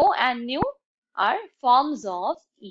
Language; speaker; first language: English; non-native, local second language; Hindi